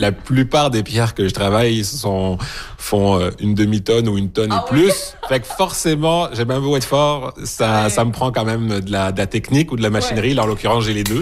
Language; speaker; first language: French; native; French